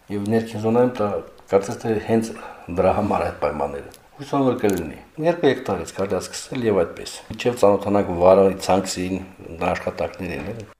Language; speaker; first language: Armenian; native; Armenian